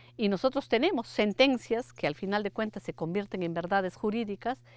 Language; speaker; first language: Spanish; native; Spanish